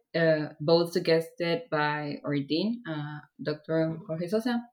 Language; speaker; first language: English; non-native, fluent; Persian